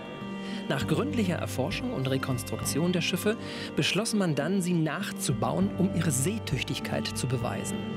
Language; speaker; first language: German; native; German